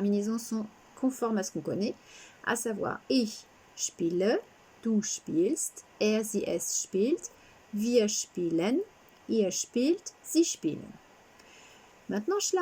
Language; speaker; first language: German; non-native, fluent; French